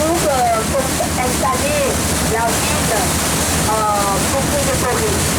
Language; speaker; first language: French; non-native, learner; Thai